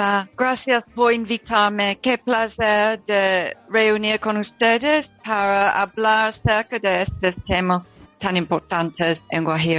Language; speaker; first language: Spanish; non-native, learner; English